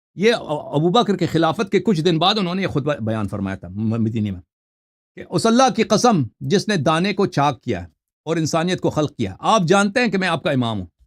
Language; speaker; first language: Urdu; non-native, fluent; Persian